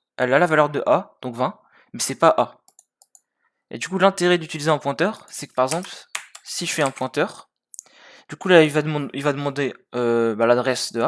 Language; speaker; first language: French; native; French